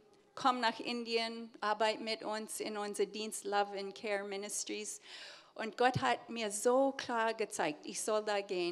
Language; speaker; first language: German; early bilingual, heritage; English